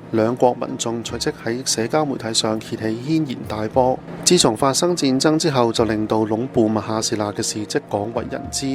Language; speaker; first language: Cantonese; non-native, fluent; Thai